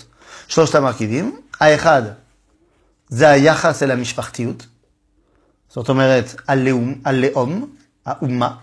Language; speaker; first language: Hebrew; non-native, fluent; French